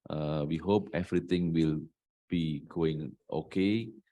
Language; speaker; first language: English; non-native, learner; Indonesian